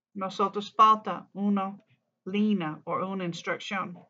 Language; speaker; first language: Spanish; non-native, learner; English